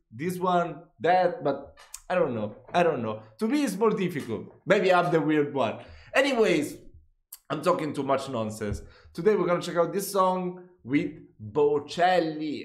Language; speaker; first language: English; non-native, fluent; Italian